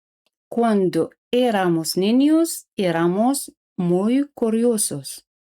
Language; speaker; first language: Spanish; non-native, fluent; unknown